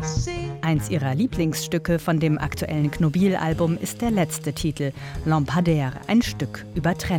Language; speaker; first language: German; native; German